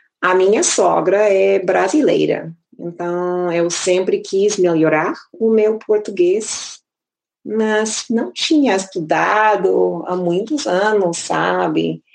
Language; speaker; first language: Portuguese; non-native, fluent; English